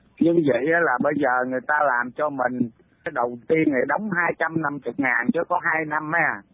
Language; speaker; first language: Vietnamese; native; Vietnamese